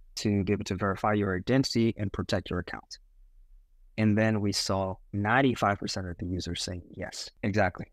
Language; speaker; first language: English; non-native, fluent; Portuguese